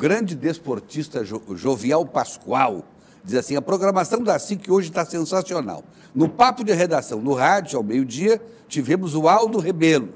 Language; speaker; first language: Portuguese; native; Portuguese